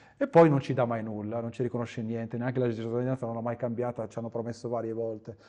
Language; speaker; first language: Italian; non-native, fluent; Arabic